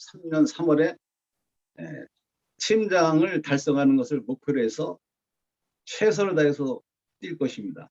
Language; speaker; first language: Korean; native; Korean